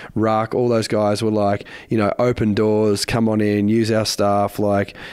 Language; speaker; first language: English; native; English